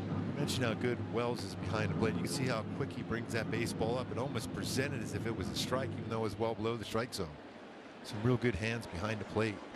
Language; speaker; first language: English; native; English